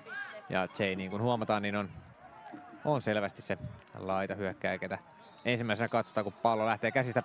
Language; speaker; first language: Finnish; native; Finnish